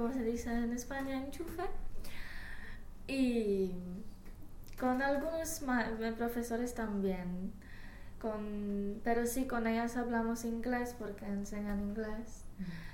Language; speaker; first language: Spanish; non-native, fluent; English